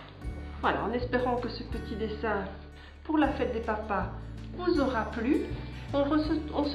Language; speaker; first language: French; native; French